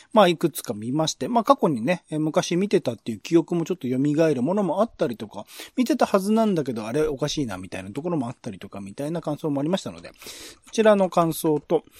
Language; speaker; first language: Japanese; native; Japanese